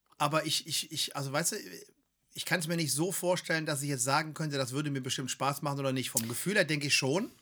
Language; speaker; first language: German; native; German